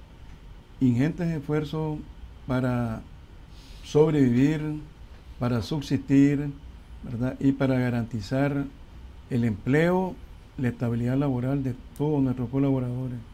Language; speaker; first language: Spanish; native; Spanish